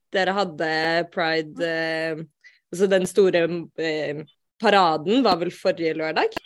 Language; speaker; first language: Norwegian; native; Norwegian